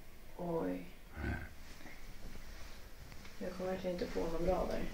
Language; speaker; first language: Swedish; native; Swedish